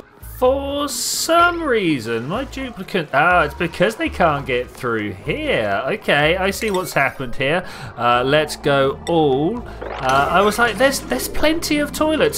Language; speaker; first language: English; native; English